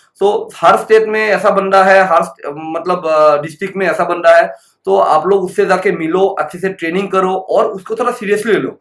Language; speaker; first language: Hindi; non-native, local second language; Assamese